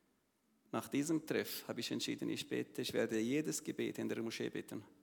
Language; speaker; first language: German; non-native, learner; Arabic